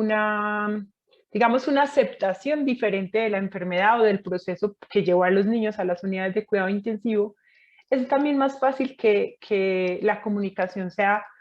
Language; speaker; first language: Spanish; native; Spanish